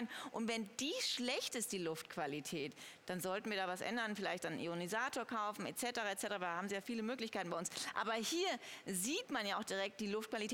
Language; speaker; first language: German; native; German